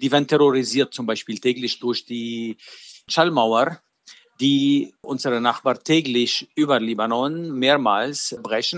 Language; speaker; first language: German; early bilingual, other home language; Arabic